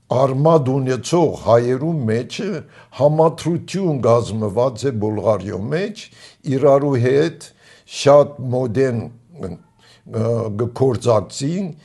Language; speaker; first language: Armenian; native; Armenian